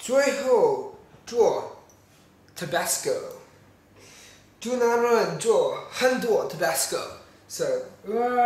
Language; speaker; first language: Chinese; non-native, learner; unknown